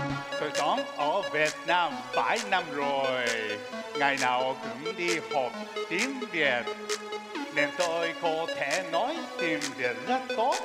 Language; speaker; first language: Vietnamese; non-native, learner; Japanese